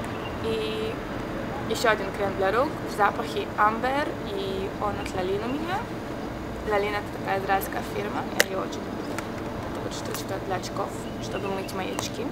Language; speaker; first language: Russian; early bilingual, heritage; Russian